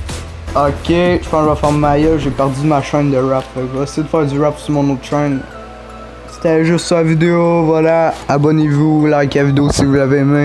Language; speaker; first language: French; native; French